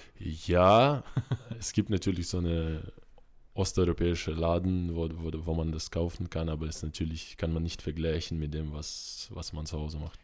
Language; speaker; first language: German; non-native, fluent; Russian